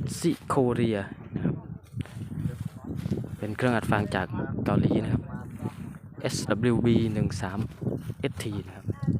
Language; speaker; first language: Thai; native; Thai